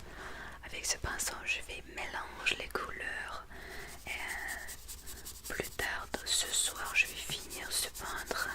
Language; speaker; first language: French; non-native, learner; English